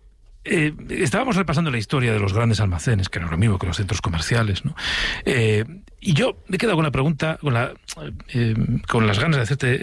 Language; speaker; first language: Spanish; native; Spanish